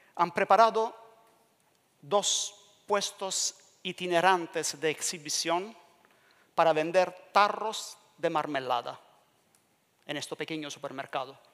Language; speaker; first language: Spanish; non-native, learner; Italian